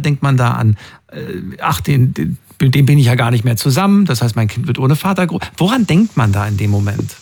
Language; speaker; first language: German; native; German